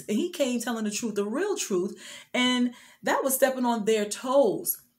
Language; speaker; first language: English; native; English